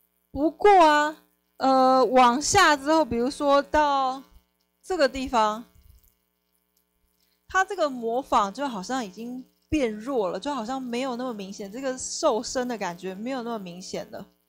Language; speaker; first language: Chinese; native; Chinese